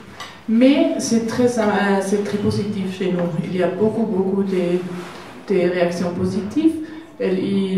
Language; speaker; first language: French; non-native, learner; German